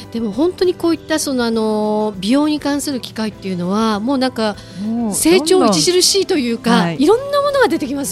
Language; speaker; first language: Japanese; native; Japanese